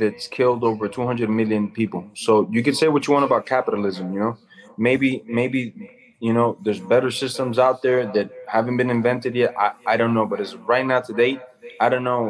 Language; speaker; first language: English; native; English